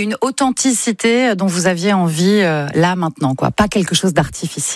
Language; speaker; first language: French; native; French